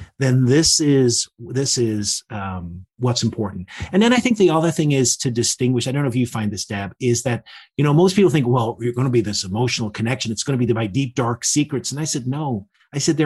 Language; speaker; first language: English; native; English